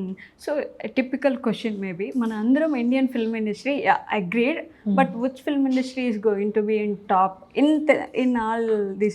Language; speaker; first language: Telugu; native; Telugu